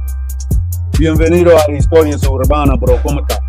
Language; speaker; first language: Spanish; early bilingual, heritage; Spanish